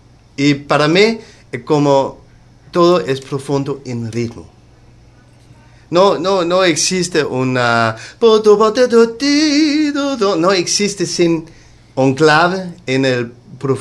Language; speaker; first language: Spanish; non-native, learner; Danish